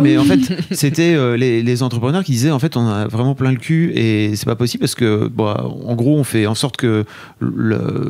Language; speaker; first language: French; native; French